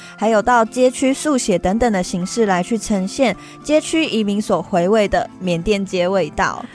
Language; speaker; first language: Chinese; early bilingual, other home language; Filipino